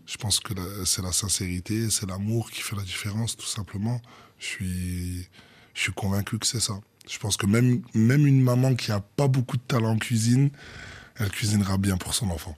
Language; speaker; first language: French; native; French